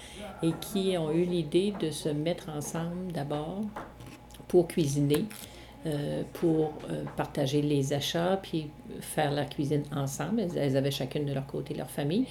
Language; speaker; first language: French; native; French